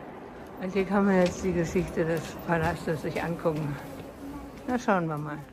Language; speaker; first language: German; native; German